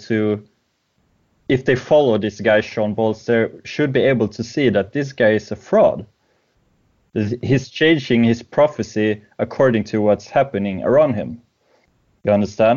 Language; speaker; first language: English; non-native, fluent; Swedish